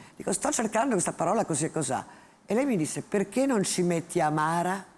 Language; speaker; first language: Italian; native; Italian